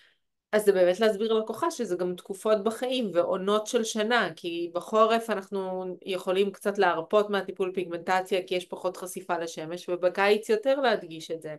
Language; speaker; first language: Hebrew; native; Hebrew